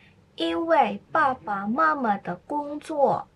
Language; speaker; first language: Chinese; non-native, fluent; Indonesian